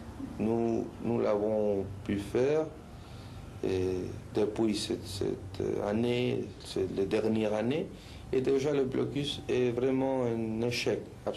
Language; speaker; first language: French; non-native, fluent; Spanish